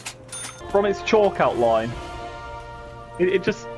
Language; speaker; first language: English; native; English